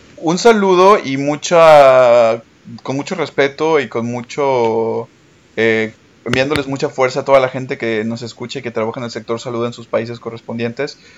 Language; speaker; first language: Spanish; native; Spanish